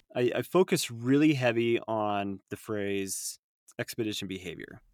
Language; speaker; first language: English; native; English